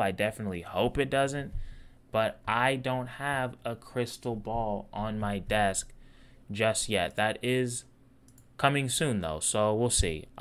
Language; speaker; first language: English; native; English